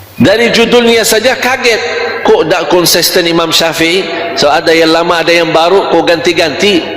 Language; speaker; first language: Malay; non-native, fluent; Arabic